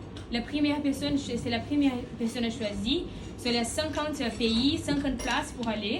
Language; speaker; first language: French; non-native, learner; Portuguese